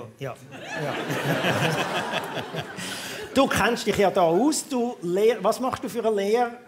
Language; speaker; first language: German; native; German